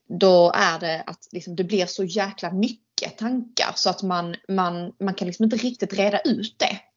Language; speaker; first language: Swedish; native; Swedish